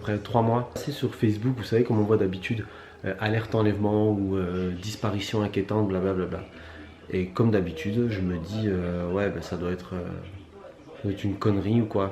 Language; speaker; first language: French; native; French